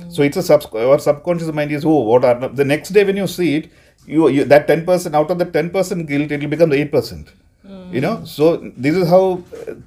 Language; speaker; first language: English; non-native, local second language; Malayalam